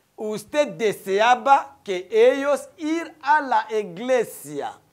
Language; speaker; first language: Spanish; non-native, fluent; French